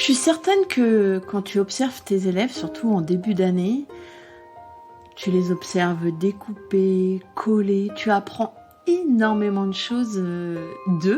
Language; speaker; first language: French; native; French